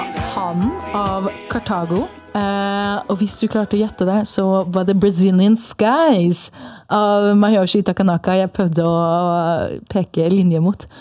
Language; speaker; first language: Norwegian; early bilingual, other home language; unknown